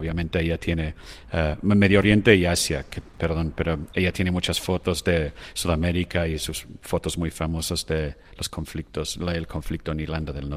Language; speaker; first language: Spanish; non-native, fluent; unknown